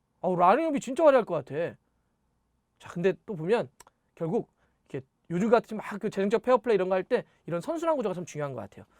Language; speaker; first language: Korean; native; Korean